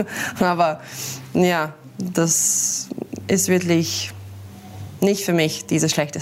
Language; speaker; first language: German; non-native, learner; English